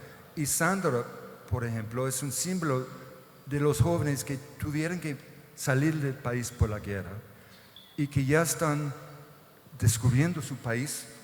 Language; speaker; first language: Spanish; non-native, fluent; English